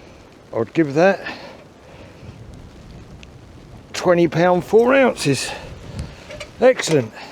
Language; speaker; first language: English; native; English